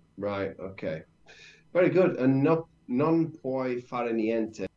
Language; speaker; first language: Italian; non-native, learner; English